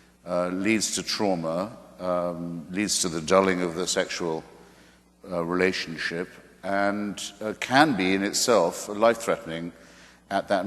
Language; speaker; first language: English; native; English